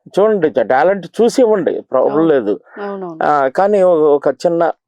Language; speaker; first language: Telugu; native; Telugu